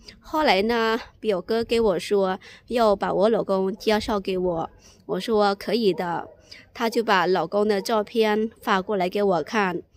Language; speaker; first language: Chinese; non-native, fluent; Lao